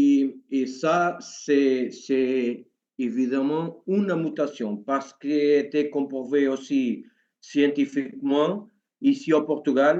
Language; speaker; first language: French; non-native, learner; Portuguese